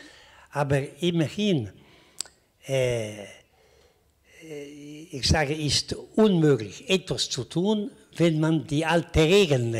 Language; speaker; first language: German; non-native, local second language; Italian